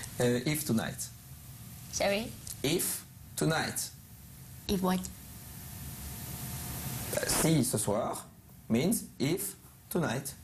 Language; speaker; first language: English; non-native, learner; French